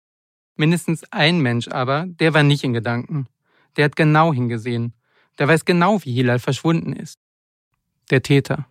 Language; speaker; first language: German; native; German